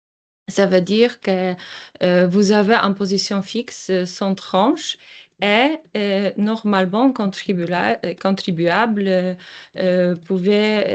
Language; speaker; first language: French; non-native, learner; Polish